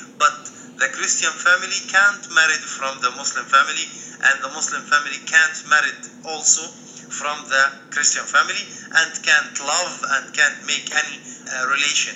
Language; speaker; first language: English; non-native, learner; Arabic